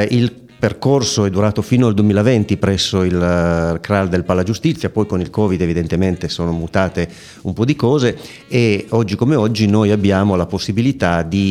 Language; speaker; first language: Italian; native; Italian